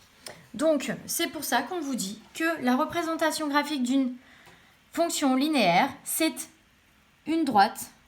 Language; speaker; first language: French; native; French